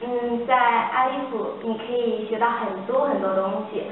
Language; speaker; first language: French; non-native, learner; Chinese